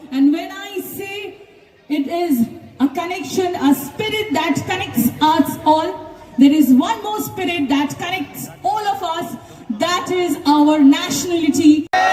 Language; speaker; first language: English; non-native, local second language; Bangla